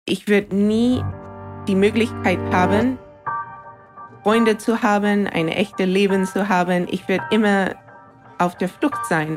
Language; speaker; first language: German; non-native, fluent; English